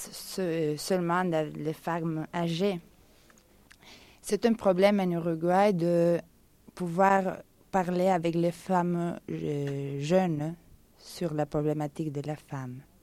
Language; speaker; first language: French; non-native, fluent; Spanish